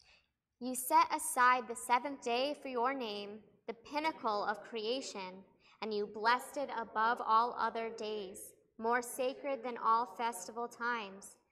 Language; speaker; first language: English; native; English